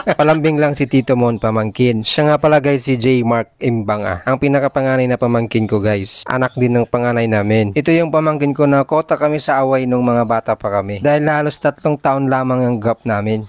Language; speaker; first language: Filipino; non-native, local second language; Hiligaynon